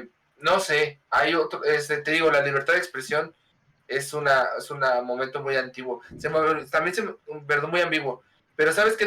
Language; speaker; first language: Spanish; native; Spanish